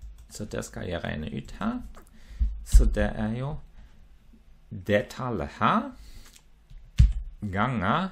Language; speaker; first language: Norwegian; non-native, fluent; German